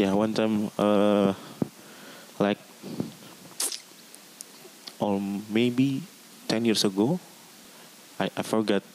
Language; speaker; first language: English; non-native, learner; Indonesian